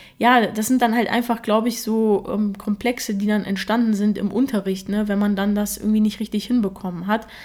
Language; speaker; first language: German; early bilingual, other home language; Russian